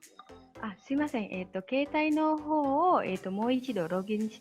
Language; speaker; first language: Japanese; non-native, fluent; Indonesian